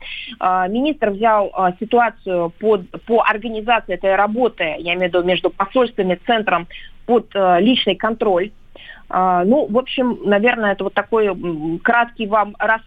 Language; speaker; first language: Russian; native; Russian